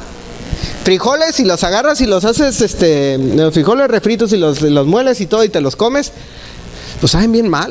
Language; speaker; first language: Spanish; native; Spanish